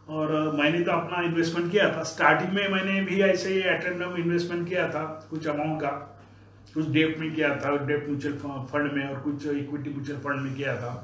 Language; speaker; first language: Hindi; non-native, local second language; Marathi